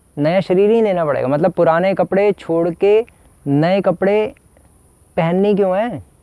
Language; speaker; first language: Hindi; native; Hindi